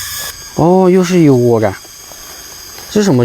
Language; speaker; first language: Chinese; native; Chinese